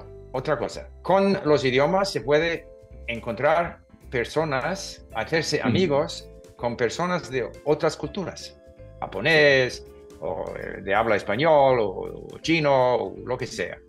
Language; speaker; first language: Spanish; non-native, fluent; English